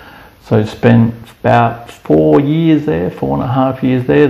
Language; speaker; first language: English; native; English